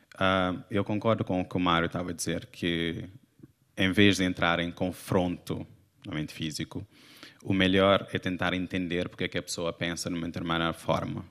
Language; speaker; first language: Portuguese; non-native, local second language; Kabuverdianu